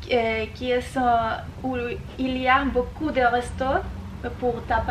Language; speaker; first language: French; non-native, learner; Spanish